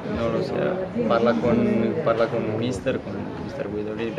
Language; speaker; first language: Italian; non-native, learner; Romanian